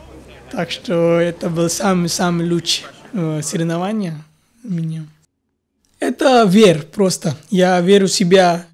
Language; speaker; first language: Russian; non-native, fluent; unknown